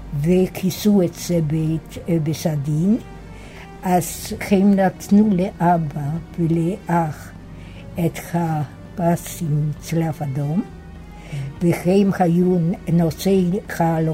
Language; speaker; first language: Hebrew; non-native, fluent; Yiddish